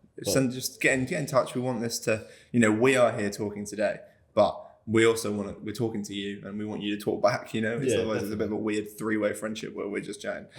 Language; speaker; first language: English; native; English